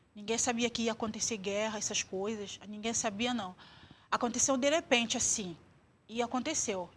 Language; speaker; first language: Portuguese; non-native, fluent; Swahili